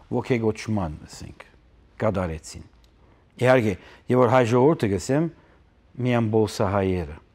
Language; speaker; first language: Armenian; native; Armenian